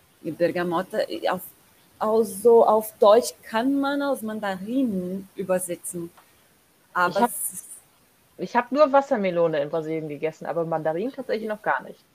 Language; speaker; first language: German; non-native, learner; Portuguese